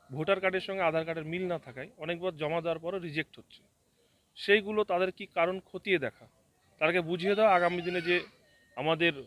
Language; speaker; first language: Bangla; native; Bangla